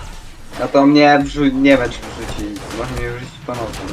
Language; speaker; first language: Polish; native; Polish